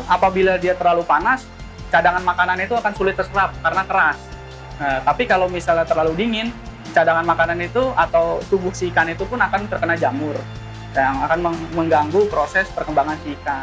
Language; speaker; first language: Indonesian; native; Indonesian